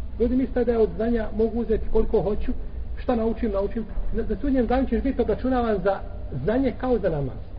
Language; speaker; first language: Bosnian; native; Bosnian